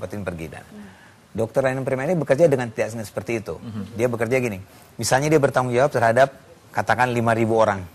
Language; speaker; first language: Indonesian; native; Indonesian